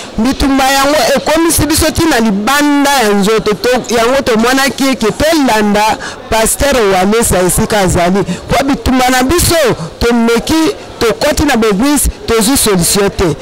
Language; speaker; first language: Lingala; native; Lingala